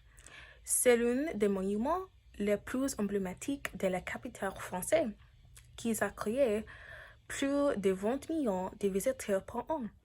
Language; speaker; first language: French; non-native, learner; English